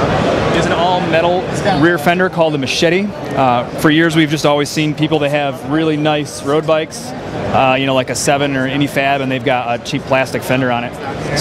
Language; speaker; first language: English; native; English